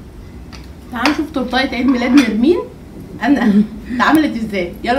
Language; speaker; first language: Arabic; native; Arabic